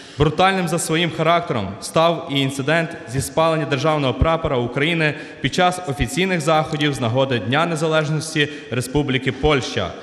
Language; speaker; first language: Ukrainian; native; Ukrainian